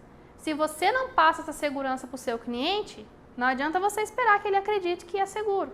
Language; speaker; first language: Portuguese; native; Portuguese